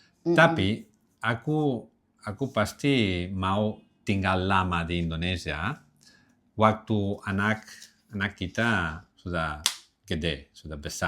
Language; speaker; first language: Indonesian; non-native, learner; Catalan